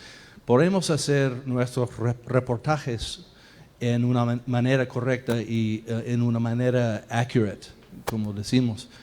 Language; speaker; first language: Spanish; non-native, fluent; English